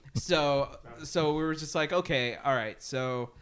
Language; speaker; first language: English; early bilingual, other home language; Spanish